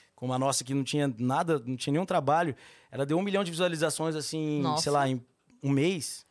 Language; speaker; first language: Portuguese; native; Portuguese